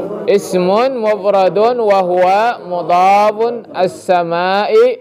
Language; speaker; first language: Arabic; non-native, fluent; Indonesian